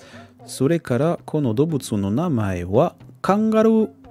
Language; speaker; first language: Japanese; non-native, learner; French